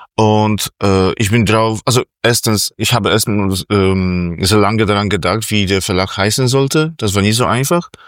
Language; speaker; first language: German; non-native, fluent; Polish